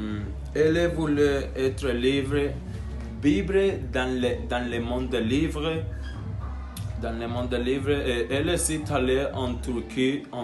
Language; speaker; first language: French; non-native, learner; Spanish